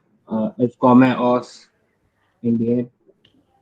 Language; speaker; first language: German; non-native, learner; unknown